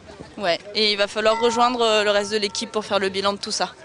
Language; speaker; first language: French; native; French